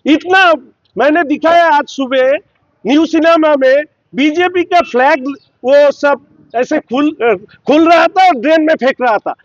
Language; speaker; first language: Hindi; non-native, local second language; Bangla